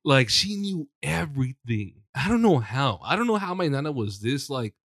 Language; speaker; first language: English; early bilingual, other home language; Spanish